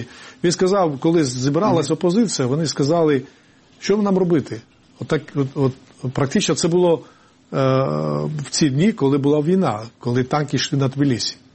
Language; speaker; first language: Ukrainian; non-native, fluent; Georgian